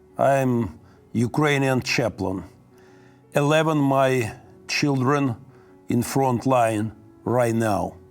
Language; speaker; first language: English; non-native, learner; Ukrainian